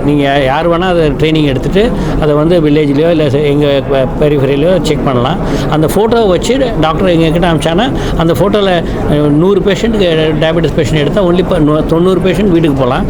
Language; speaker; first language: Tamil; native; Tamil